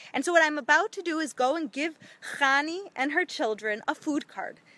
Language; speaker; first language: English; native; English